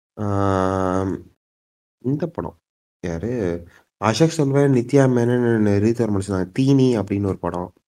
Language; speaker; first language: Tamil; native; Tamil